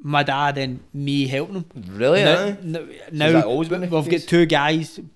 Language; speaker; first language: English; native; English